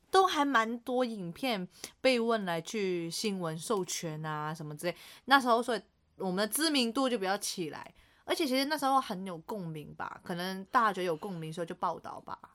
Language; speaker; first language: Chinese; native; Chinese